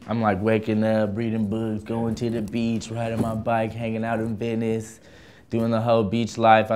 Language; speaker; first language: English; native; English